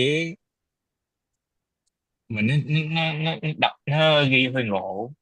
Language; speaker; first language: Vietnamese; early bilingual, heritage; Vietnamese